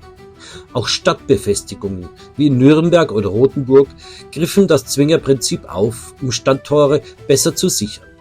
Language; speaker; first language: German; native; German